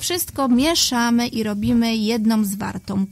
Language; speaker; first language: Polish; native; Polish